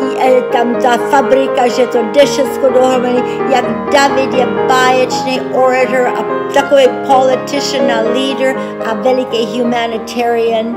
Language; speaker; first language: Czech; early bilingual, heritage; Czech